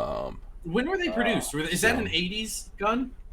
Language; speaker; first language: English; native; English